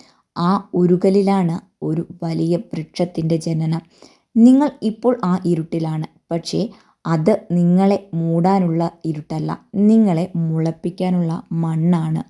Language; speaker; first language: Malayalam; native; Malayalam